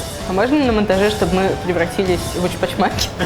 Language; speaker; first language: Russian; native; Russian